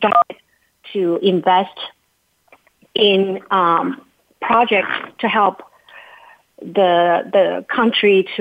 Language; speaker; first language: English; non-native, fluent; Chinese